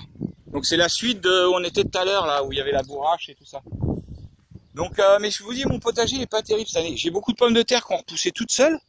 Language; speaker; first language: French; native; French